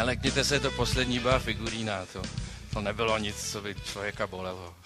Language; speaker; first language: Czech; native; Czech